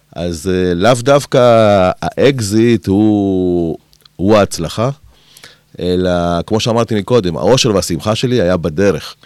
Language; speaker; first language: Hebrew; early bilingual, other home language; Spanish